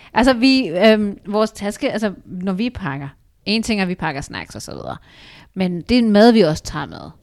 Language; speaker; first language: Danish; early bilingual, other home language; Urdu